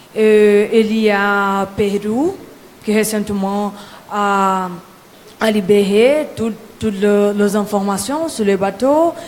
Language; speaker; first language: French; non-native, learner; Portuguese